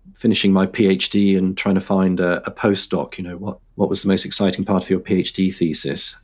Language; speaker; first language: English; native; English